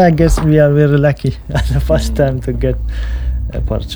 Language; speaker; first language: English; non-native, local second language; Pashto